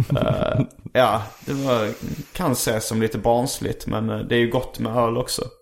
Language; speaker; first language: Swedish; native; Swedish